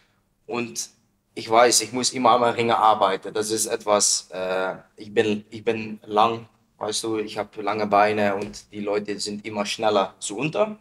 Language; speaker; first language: German; non-native, learner; Dutch